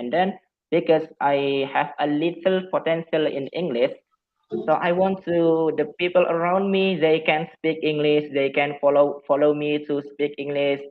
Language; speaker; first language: English; non-native, fluent; Javanese